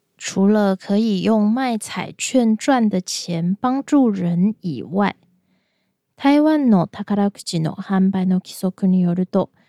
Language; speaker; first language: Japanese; non-native, fluent; Chinese